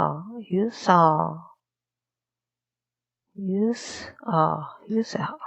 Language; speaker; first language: English; non-native, learner; Japanese